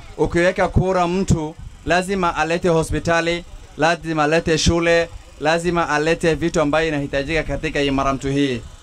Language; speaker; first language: Swahili; non-native, local second language; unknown